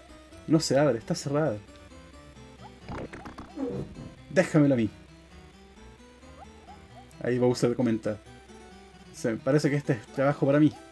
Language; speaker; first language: Spanish; native; Spanish